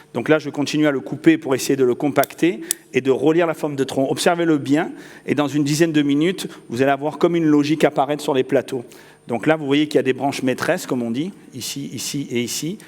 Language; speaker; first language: French; native; French